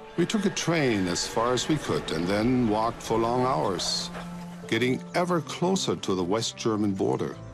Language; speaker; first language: English; early bilingual, other home language; German